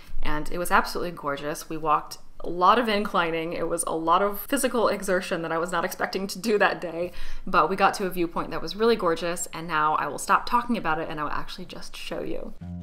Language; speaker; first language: English; native; English